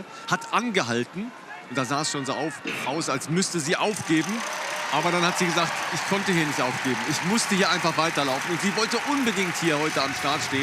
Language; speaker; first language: German; native; German